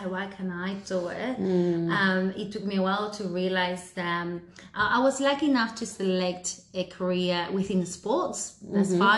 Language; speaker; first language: English; early bilingual, other home language; Spanish